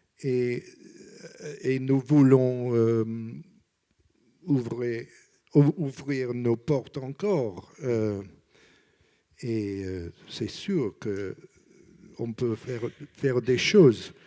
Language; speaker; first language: French; non-native, learner; English